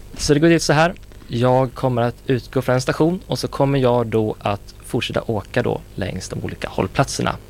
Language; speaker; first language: Swedish; native; Swedish